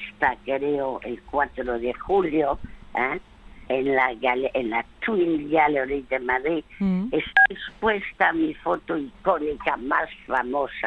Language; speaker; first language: Spanish; early bilingual, other home language; French